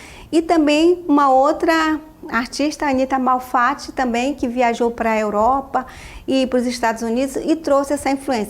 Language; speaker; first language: Portuguese; native; Portuguese